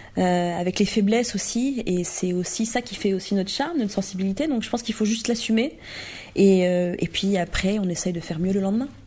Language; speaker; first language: French; native; French